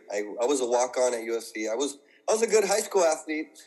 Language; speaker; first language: English; native; English